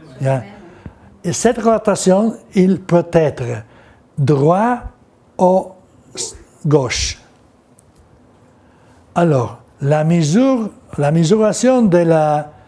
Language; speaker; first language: French; non-native, learner; Italian